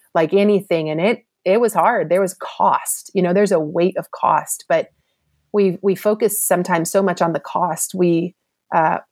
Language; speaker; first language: English; native; English